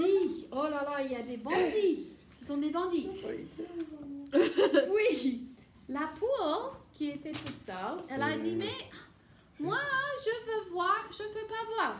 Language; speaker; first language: French; non-native, fluent; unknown